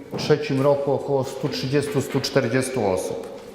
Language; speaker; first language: Polish; native; Polish